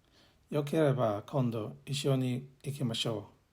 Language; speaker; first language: Japanese; non-native, learner; English